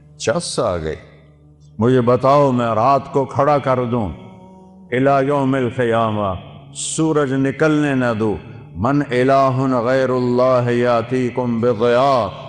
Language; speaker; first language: Urdu; non-native, local second language; Punjabi